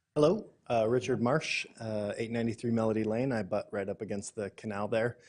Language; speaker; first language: English; native; English